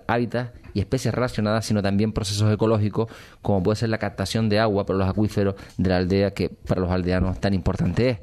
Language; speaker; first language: Spanish; native; Spanish